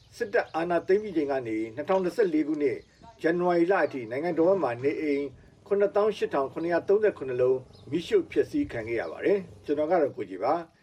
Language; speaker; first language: Burmese; native; Burmese